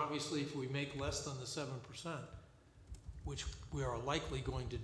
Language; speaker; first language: English; native; English